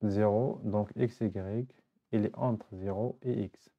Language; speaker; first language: French; non-native, local second language; Arabic